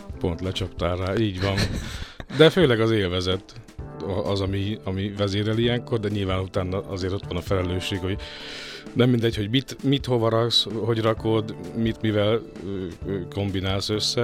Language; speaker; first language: Hungarian; native; Hungarian